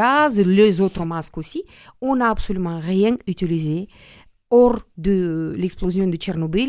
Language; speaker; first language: French; non-native, fluent; Romanian